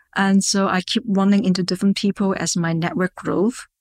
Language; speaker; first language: English; non-native, local second language; Cantonese